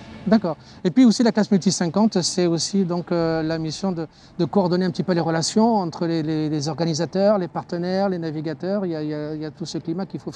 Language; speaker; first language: French; native; French